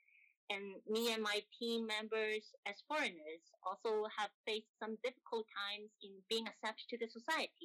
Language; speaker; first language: English; non-native, local second language; Cantonese